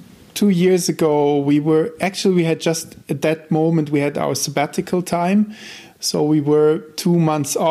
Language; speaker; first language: English; non-native, fluent; German